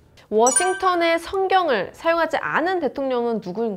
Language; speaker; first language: Korean; native; Korean